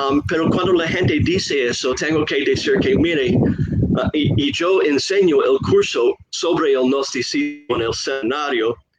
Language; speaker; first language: Spanish; non-native, fluent; English